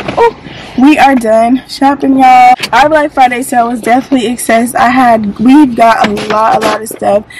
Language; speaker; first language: English; native; English